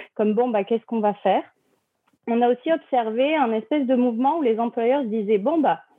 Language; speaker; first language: French; native; French